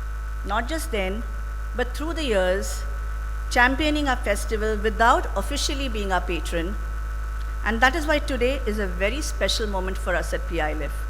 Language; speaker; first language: English; non-native, local second language; Marathi